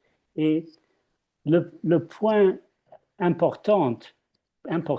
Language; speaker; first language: French; non-native, fluent; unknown